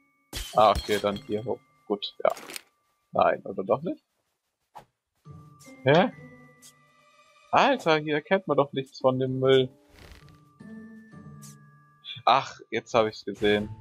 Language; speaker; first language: German; native; German